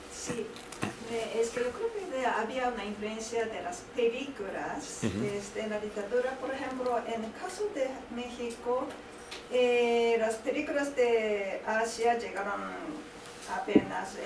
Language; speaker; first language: Spanish; non-native, fluent; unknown